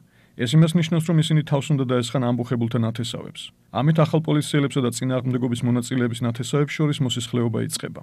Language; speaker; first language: Georgian; native; Georgian